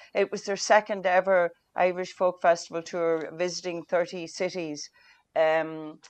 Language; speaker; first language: English; non-native, local second language; Irish